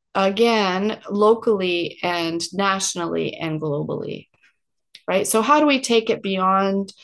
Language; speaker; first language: English; native; English